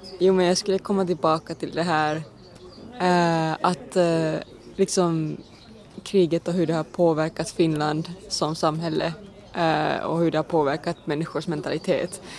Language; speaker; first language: Swedish; non-native, local second language; Finnish